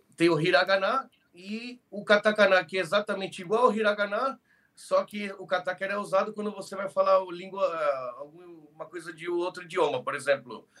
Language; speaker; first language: Portuguese; early bilingual, other home language; Spanish